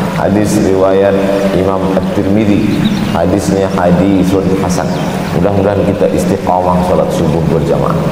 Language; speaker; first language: Malay; native; Malay